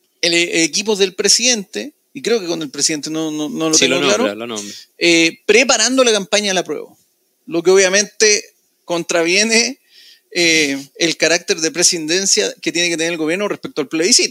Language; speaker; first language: Spanish; native; Spanish